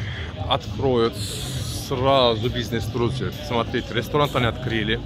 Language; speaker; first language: Russian; non-native, learner; Turkish